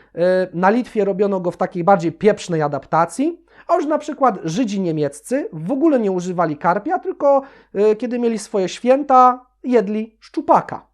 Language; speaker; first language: Polish; native; Polish